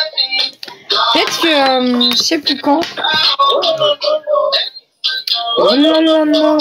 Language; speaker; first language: French; native; French